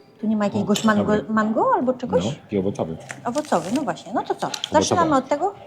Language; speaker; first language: Polish; native; Polish